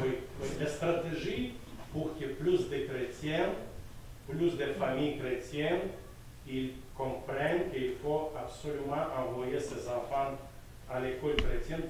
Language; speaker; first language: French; non-native, fluent; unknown